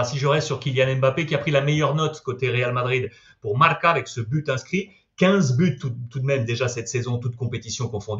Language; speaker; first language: French; native; French